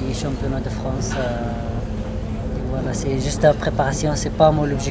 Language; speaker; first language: French; non-native, learner; Arabic